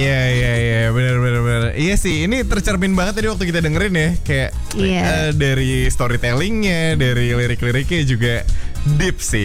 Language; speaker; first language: Indonesian; native; Indonesian